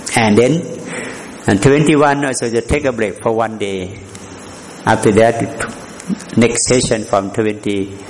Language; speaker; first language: English; non-native, learner; Thai